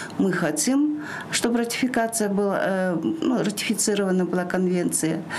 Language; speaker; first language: Russian; non-native, local second language; Kyrgyz